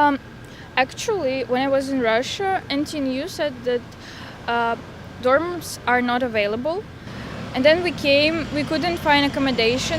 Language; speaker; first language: English; non-native, fluent; Russian